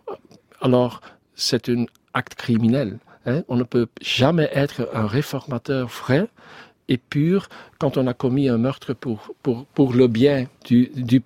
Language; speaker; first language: French; non-native, learner; Dutch